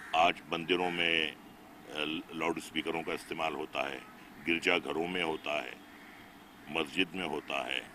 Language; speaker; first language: Hindi; native; Hindi